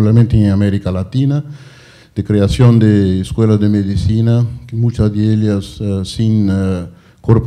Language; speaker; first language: Spanish; non-native, fluent; Portuguese